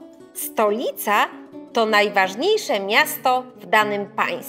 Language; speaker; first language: Polish; early bilingual, heritage; Polish